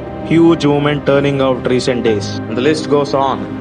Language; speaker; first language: English; non-native, local second language; Telugu